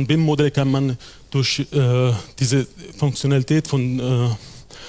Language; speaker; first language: German; non-native, fluent; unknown